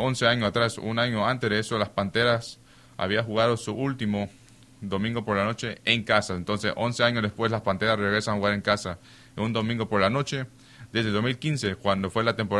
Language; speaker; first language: Spanish; early bilingual, heritage; Spanish